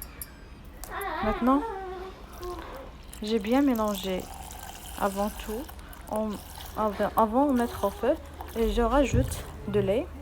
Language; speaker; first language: French; non-native, local second language; Arabic